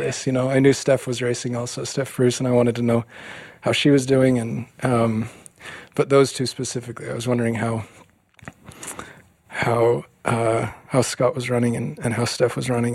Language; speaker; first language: English; native; English